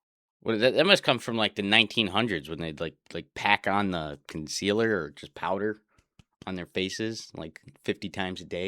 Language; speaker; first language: English; native; English